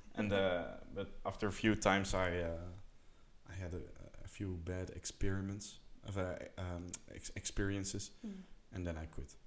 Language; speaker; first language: English; non-native, fluent; Dutch